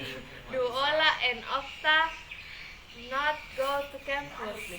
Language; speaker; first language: English; non-native, learner; Indonesian